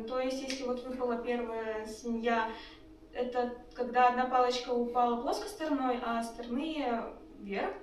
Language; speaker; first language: Russian; native; Russian